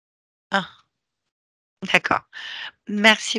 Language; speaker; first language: French; native; French